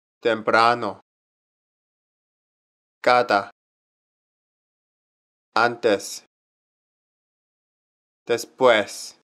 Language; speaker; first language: Spanish; non-native, learner; Korean